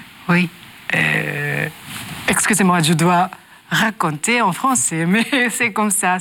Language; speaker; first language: French; non-native, learner; Japanese